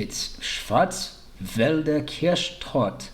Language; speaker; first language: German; early bilingual, heritage; English